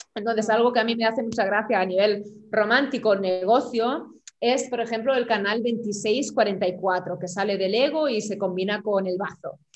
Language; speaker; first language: Spanish; non-native, fluent; German